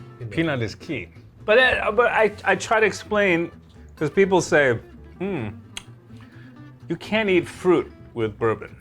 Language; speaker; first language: English; early bilingual, other home language; Korean